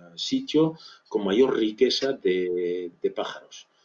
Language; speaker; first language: Spanish; early bilingual, other home language; French